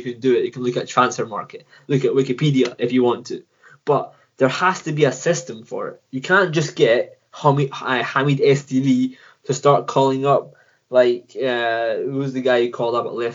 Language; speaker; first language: English; native; English